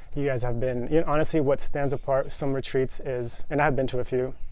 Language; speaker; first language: English; native; English